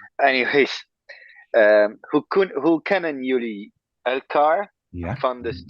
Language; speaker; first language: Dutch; non-native, learner; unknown